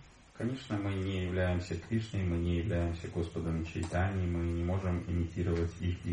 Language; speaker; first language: Russian; native; Russian